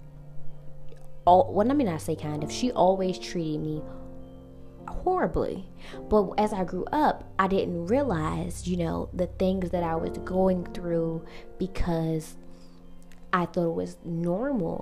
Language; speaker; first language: English; native; English